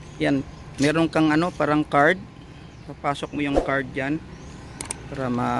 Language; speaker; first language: Filipino; native; Filipino